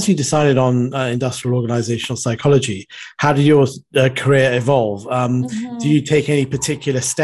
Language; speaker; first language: English; non-native, local second language; Sinhala